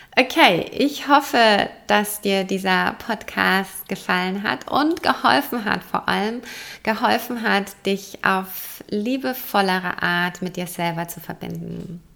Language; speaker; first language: German; native; German